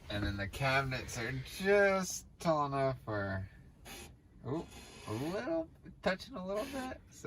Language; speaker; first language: English; native; English